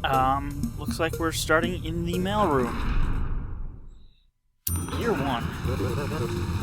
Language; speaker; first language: English; native; English